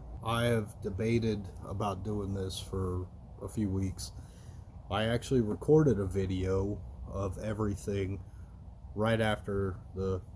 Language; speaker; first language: English; native; English